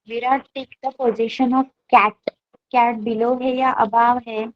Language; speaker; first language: Hindi; non-native, local second language; Marathi